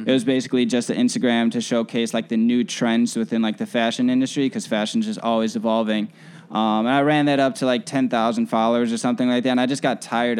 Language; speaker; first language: English; native; English